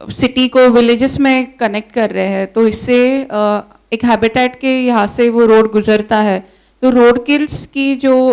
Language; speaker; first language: Hindi; non-native, local second language; Marathi